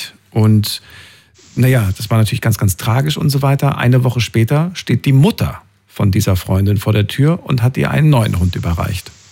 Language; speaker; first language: German; native; German